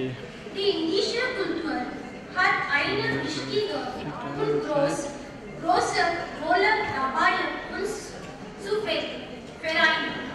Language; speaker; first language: German; non-native, fluent; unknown